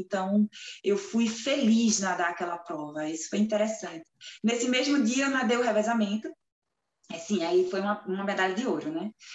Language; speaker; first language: Portuguese; native; Portuguese